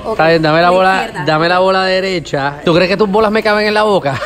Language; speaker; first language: Spanish; native; Spanish